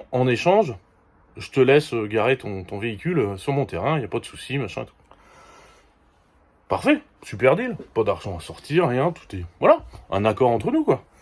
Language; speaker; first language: French; native; French